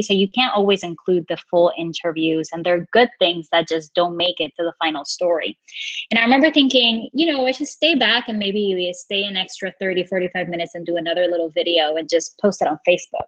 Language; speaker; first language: English; non-native, fluent; Spanish